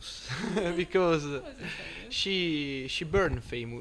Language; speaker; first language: English; non-native, learner; Italian